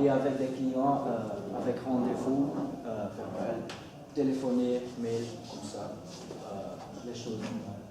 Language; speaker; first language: French; non-native, learner; Dutch